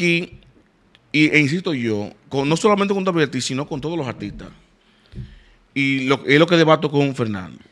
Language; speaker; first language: Spanish; native; Spanish